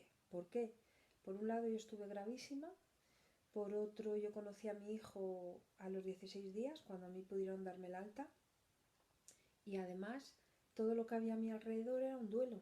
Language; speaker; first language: Spanish; native; Spanish